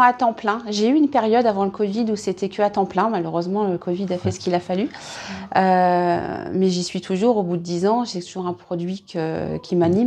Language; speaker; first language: French; native; French